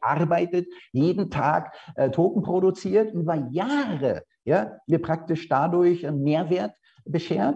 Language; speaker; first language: German; native; German